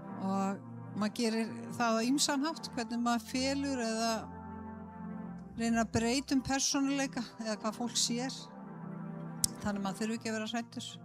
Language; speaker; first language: Icelandic; native; Icelandic